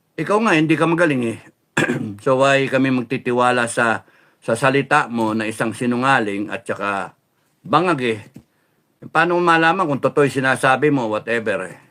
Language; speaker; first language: Filipino; native; Filipino